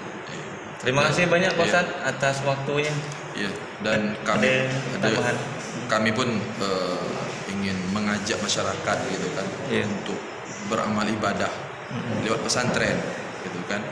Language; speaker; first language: Indonesian; native; Indonesian